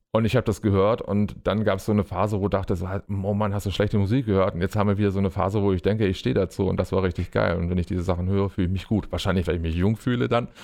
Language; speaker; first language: German; native; German